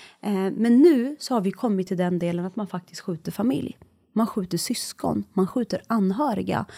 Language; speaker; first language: Swedish; early bilingual, other home language; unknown